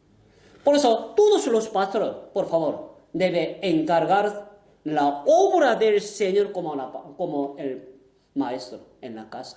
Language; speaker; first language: Spanish; non-native, fluent; Korean